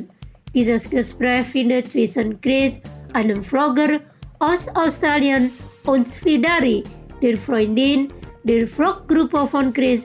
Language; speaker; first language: German; non-native, fluent; Indonesian